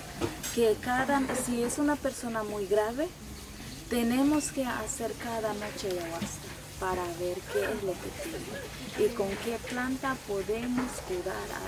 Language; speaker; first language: Spanish; non-native, local second language; Shipibo-Conibo